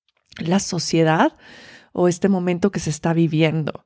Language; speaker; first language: Spanish; native; Spanish